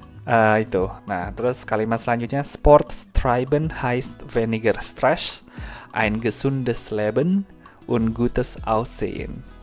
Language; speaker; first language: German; non-native, fluent; Indonesian